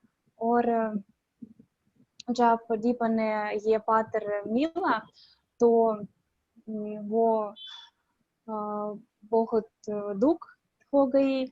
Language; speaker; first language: Hindi; non-native, learner; Russian